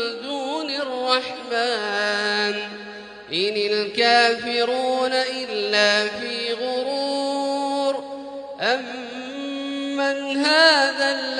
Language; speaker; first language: Arabic; native; Arabic